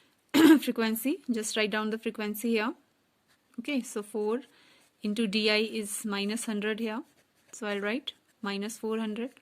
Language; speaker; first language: English; non-native, local second language; Hindi